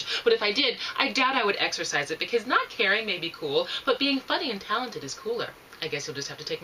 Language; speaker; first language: English; native; English